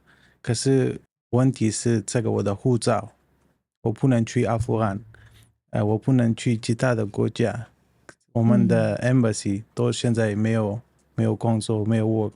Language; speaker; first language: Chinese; non-native, learner; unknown